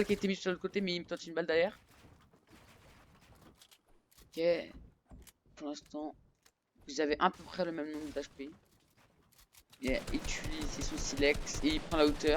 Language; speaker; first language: French; native; French